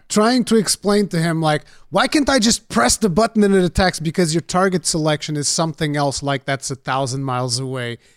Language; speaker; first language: English; non-native, fluent; Portuguese